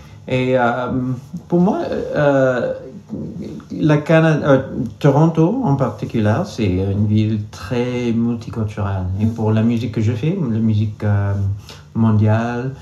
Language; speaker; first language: French; non-native, local second language; English